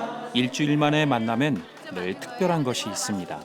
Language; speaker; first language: Korean; native; Korean